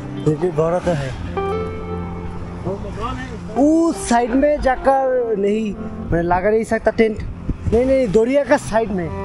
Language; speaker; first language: Hindi; non-native, learner; Bangla